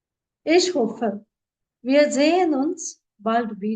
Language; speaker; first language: German; non-native, fluent; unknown